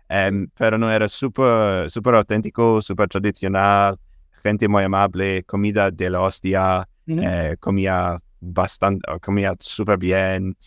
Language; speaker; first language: Spanish; non-native, fluent; English